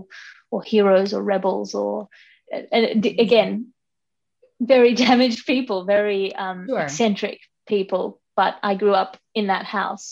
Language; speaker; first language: English; native; English